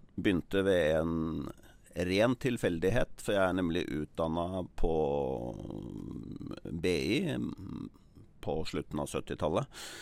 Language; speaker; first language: Norwegian; native; Norwegian